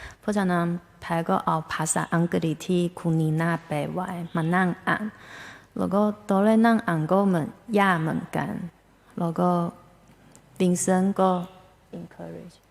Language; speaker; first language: Thai; non-native, fluent; Chinese